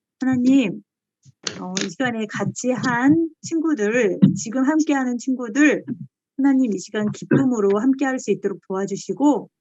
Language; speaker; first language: Korean; native; Korean